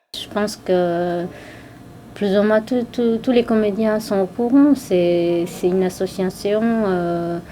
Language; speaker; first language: French; non-native, fluent; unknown